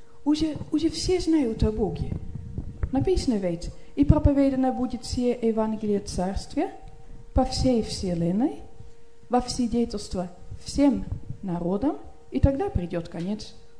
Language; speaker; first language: Russian; non-native, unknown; Dutch